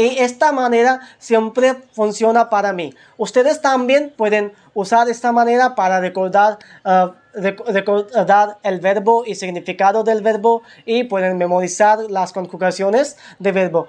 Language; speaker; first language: Spanish; non-native, learner; Hindi